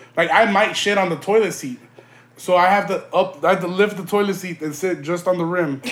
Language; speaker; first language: English; early bilingual, other home language; Spanish